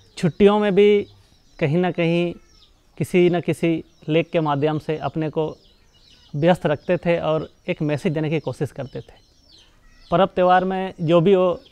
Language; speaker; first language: Hindi; non-native, local second language; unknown